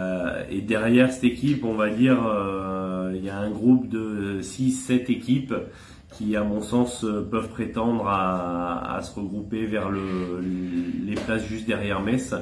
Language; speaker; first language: French; native; French